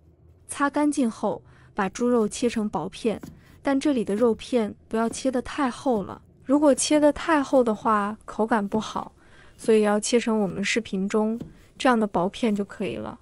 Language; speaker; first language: Chinese; native; Chinese